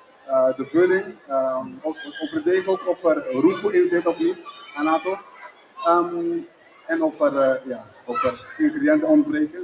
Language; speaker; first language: Dutch; non-native, local second language; Papiamento